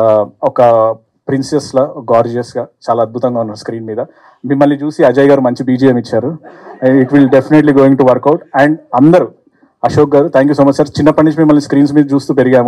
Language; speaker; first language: Telugu; native; Telugu